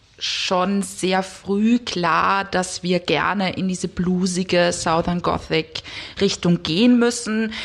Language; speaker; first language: German; native; German